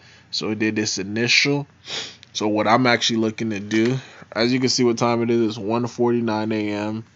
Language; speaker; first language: English; native; English